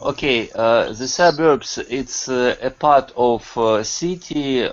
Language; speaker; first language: English; non-native, learner; Russian